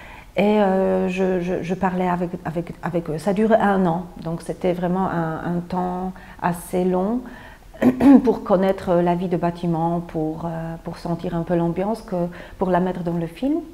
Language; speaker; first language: French; non-native, fluent; Polish